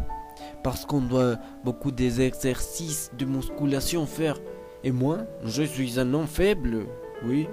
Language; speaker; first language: French; non-native, learner; Spanish